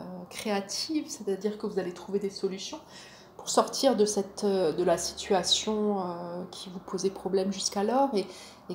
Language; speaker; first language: French; native; French